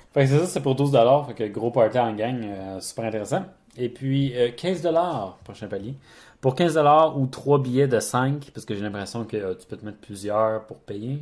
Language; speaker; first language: French; native; French